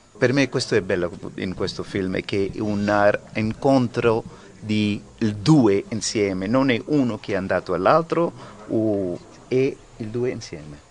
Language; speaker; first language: Italian; non-native, learner; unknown